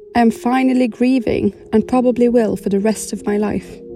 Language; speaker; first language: English; non-native, fluent; Arabic